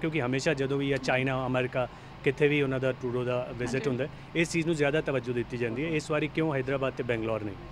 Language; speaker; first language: Punjabi; native; Punjabi